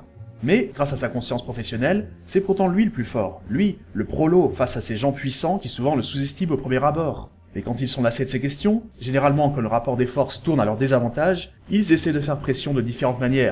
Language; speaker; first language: French; native; French